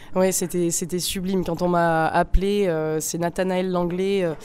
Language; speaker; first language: French; native; French